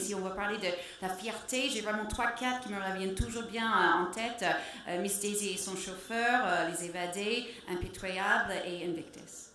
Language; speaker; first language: French; native; French